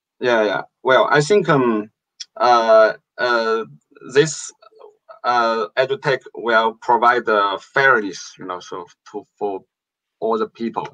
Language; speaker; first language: English; non-native, fluent; Chinese